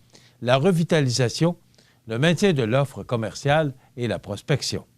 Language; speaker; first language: French; native; French